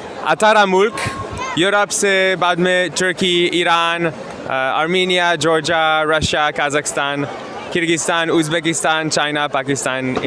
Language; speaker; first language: Hindi; non-native, learner; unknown